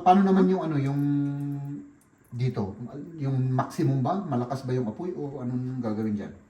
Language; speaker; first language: Filipino; native; Filipino